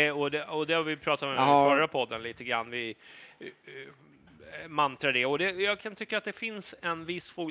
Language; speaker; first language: Swedish; native; Swedish